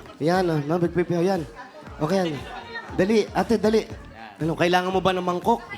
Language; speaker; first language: Filipino; native; Filipino